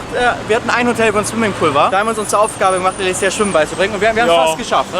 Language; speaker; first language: German; native; German